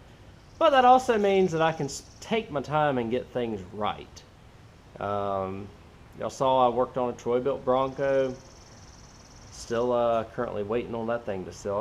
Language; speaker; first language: English; native; English